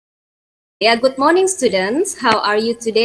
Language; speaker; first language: English; non-native, fluent; Indonesian